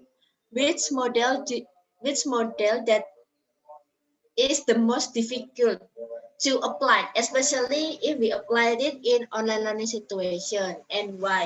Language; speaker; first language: English; non-native, learner; Indonesian